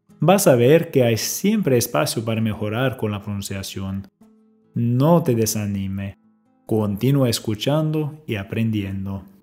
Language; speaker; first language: Spanish; non-native, fluent; English